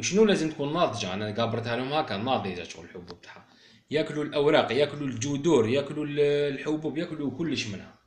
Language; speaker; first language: Arabic; native; Arabic